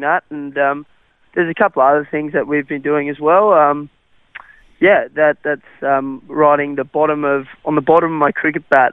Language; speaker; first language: English; non-native, local second language; Afrikaans